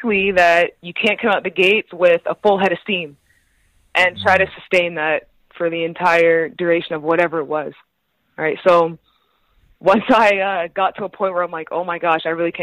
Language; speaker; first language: English; native; English